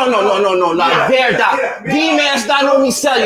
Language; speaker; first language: Spanish; non-native, learner; English